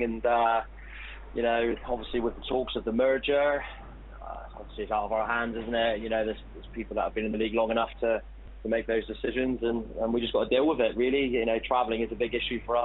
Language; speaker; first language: English; native; English